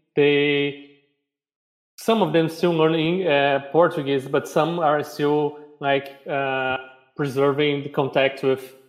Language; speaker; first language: English; non-native, fluent; Portuguese